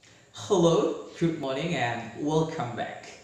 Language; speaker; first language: English; non-native, fluent; Indonesian